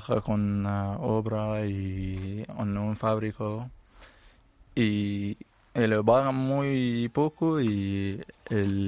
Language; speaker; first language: Spanish; non-native, learner; Arabic